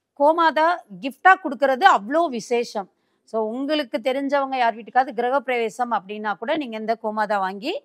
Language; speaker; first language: Tamil; native; Tamil